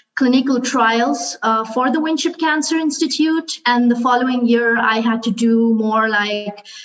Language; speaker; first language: English; non-native, local second language; Urdu